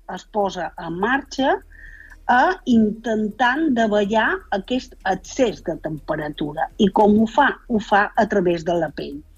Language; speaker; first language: Catalan; native; Catalan